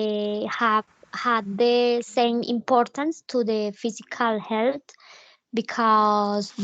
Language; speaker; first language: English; non-native, learner; Spanish